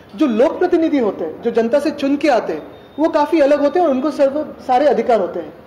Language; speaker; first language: Hindi; non-native, local second language; Marathi